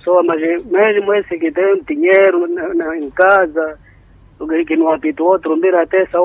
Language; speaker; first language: Portuguese; non-native, local second language; Makhuwa